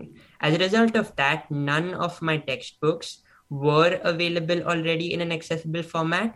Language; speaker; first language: English; non-native, local second language; Hindi